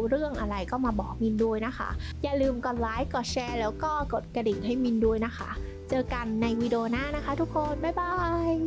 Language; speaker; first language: Thai; non-native, fluent; Vietnamese